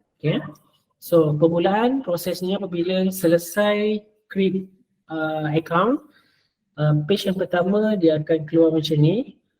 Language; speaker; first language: Malay; native; Malay